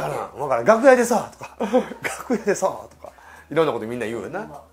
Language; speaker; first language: Japanese; native; Japanese